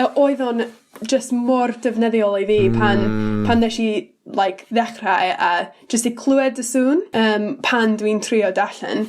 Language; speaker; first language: Welsh; non-native, learner; English